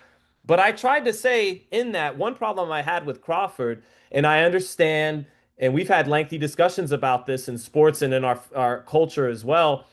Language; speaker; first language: English; native; English